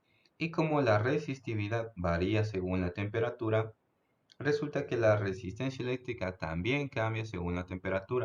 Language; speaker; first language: Spanish; native; Spanish